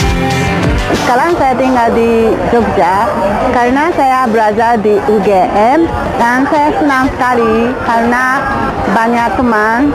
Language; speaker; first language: Indonesian; non-native, learner; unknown